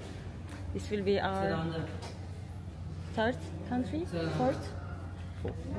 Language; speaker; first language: English; non-native, learner; Turkish